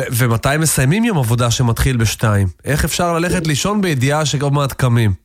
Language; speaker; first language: Hebrew; native; Hebrew